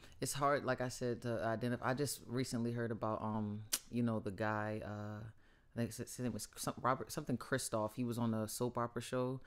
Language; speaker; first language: English; native; English